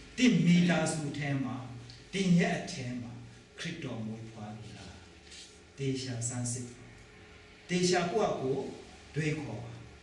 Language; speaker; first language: Burmese; non-native, local second language; Hakha Chin